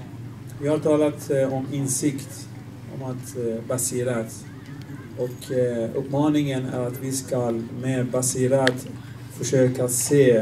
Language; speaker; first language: Swedish; non-native, fluent; Arabic